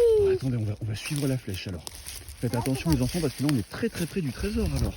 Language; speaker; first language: French; native; French